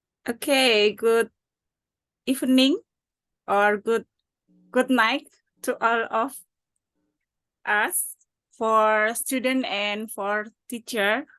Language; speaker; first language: English; non-native, learner; Indonesian